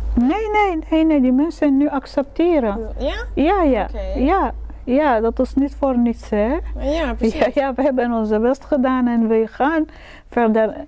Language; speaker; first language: Dutch; non-native, learner; Arabic